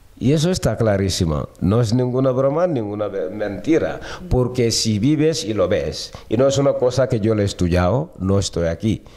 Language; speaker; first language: Spanish; early bilingual, other home language; Wolof